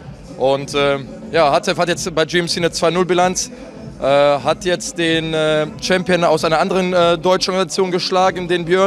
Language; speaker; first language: German; native; German